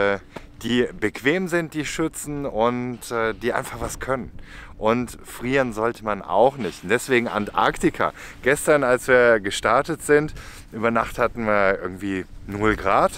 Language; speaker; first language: German; native; German